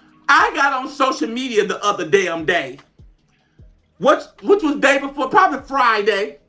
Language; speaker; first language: English; native; English